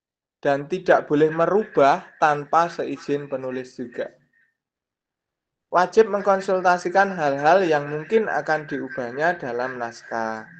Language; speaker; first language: Indonesian; native; Indonesian